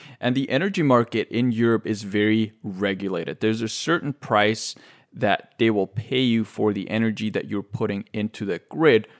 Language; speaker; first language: English; native; English